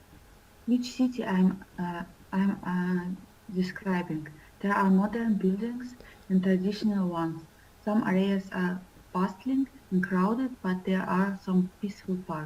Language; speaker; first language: English; non-native, learner; Russian